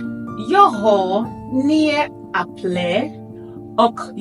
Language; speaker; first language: Swedish; non-native, learner; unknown